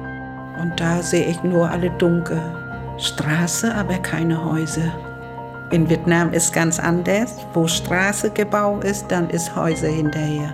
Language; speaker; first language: German; non-native, learner; Vietnamese